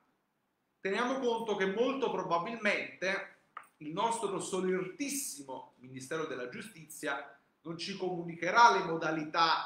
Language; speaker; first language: Italian; native; Italian